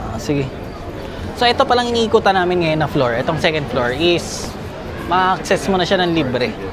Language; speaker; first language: Filipino; native; Filipino